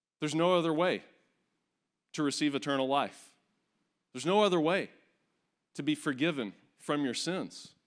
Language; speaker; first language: English; native; English